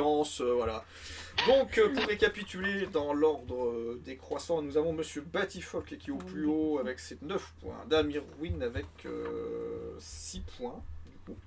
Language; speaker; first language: French; native; French